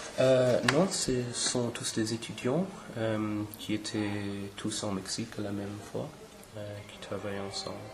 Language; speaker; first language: French; non-native, fluent; English